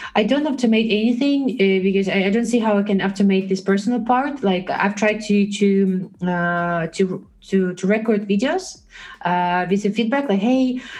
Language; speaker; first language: English; non-native, fluent; Russian